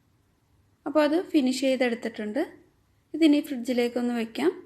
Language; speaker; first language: Malayalam; native; Malayalam